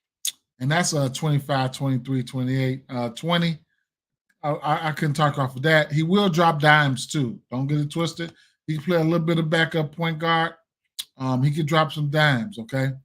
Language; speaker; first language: English; native; English